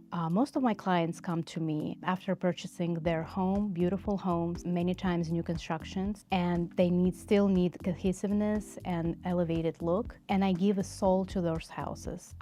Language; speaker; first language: English; non-native, fluent; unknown